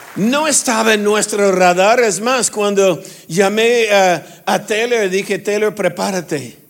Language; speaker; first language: Spanish; non-native, fluent; English